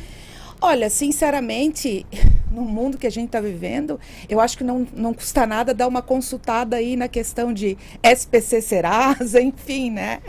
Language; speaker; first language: Portuguese; native; Portuguese